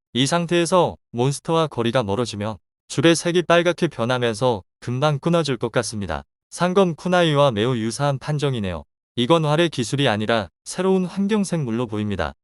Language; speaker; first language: Korean; native; Korean